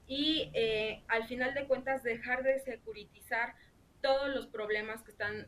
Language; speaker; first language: Spanish; native; Spanish